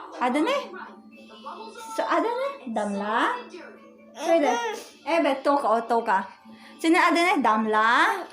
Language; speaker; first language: Turkish; non-native, learner; Filipino